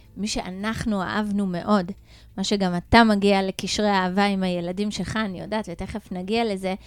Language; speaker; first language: Hebrew; native; Hebrew